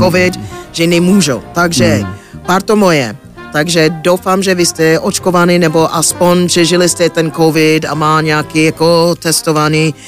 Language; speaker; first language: Czech; non-native, fluent; English